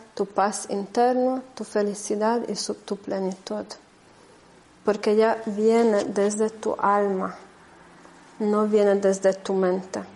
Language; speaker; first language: Spanish; non-native, fluent; German